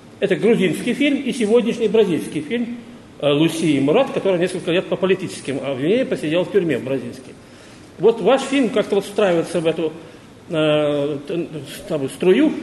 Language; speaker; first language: Russian; native; Russian